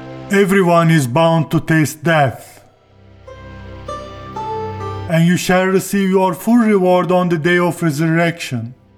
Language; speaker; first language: English; non-native, fluent; Turkish